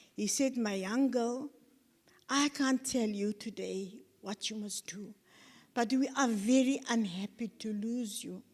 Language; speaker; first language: English; non-native, local second language; Afrikaans